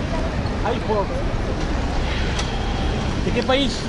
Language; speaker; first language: Spanish; native; Spanish